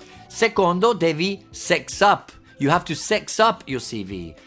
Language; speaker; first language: English; native; English